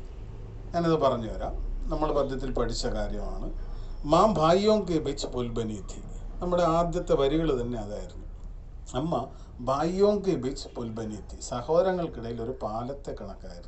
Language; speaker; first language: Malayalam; native; Malayalam